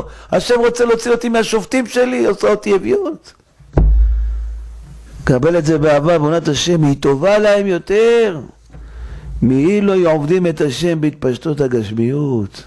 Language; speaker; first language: Hebrew; native; Hebrew